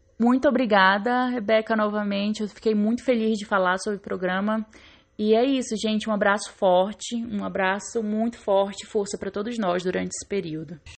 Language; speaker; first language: Portuguese; native; Portuguese